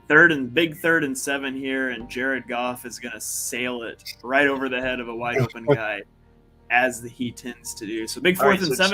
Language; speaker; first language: English; native; English